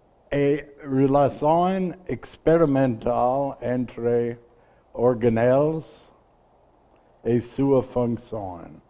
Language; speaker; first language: Portuguese; non-native, learner; English